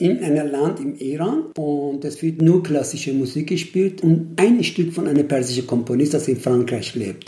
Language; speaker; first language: German; non-native, fluent; Persian